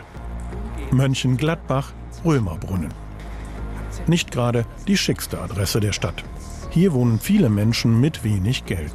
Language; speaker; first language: German; native; German